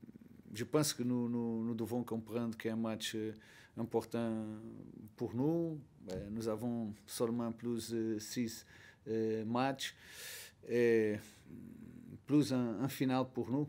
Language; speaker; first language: French; non-native, learner; Portuguese